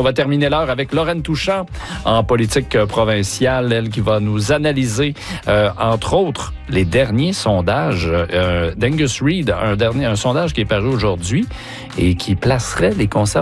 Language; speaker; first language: French; native; French